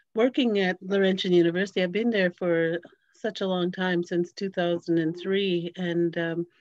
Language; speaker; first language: English; native; English